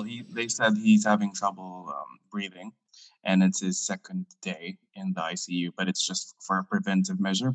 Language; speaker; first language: English; non-native, local second language; Filipino